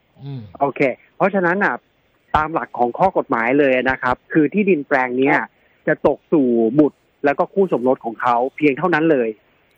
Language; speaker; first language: Thai; native; Thai